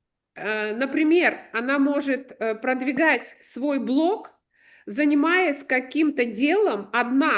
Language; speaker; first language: Russian; native; Russian